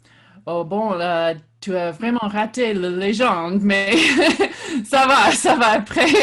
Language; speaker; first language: French; non-native, learner; English